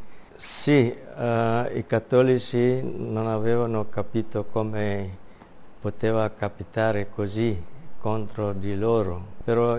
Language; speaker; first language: Italian; non-native, fluent; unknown